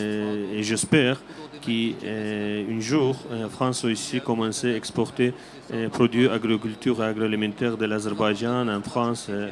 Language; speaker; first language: French; non-native, learner; Azerbaijani